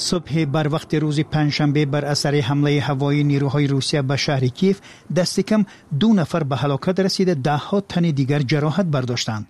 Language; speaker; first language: Tajik; native; Tajik